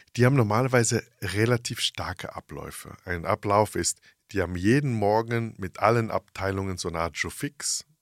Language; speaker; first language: German; early bilingual, heritage; English